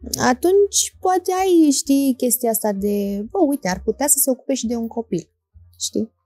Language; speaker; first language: Romanian; early bilingual, heritage; Romanian